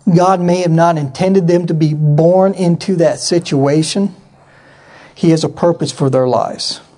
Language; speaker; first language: English; native; English